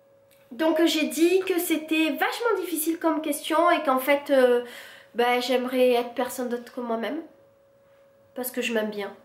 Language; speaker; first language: French; native; French